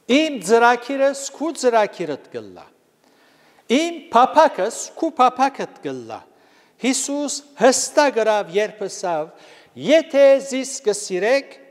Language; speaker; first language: Armenian; native; Armenian